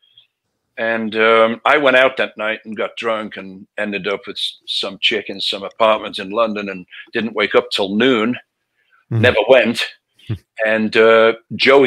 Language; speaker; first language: English; native; English